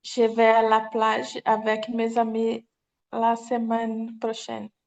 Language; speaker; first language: French; non-native, learner; Portuguese